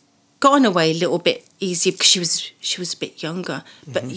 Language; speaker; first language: English; early bilingual, other home language; Persian